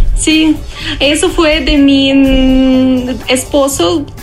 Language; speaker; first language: Spanish; non-native, learner; Russian